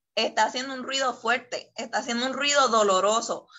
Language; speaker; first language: Spanish; native; Spanish